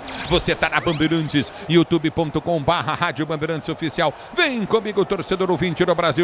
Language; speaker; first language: Portuguese; native; Portuguese